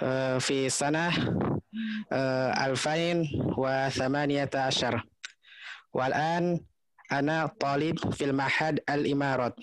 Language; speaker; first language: Arabic; non-native, learner; Indonesian